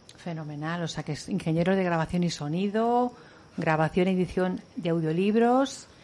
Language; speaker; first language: Spanish; native; Spanish